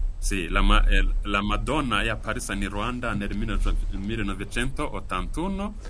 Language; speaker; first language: Spanish; non-native, learner; Kinyarwanda